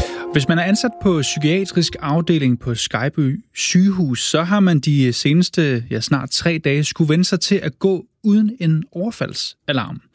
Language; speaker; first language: Danish; native; Danish